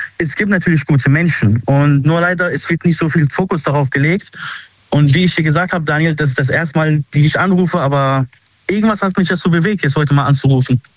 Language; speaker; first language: German; early bilingual, other home language; Arabic